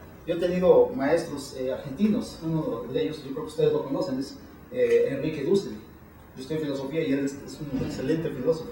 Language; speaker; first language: Spanish; native; Spanish